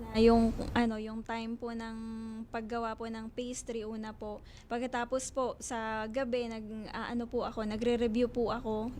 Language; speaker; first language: Filipino; native; Filipino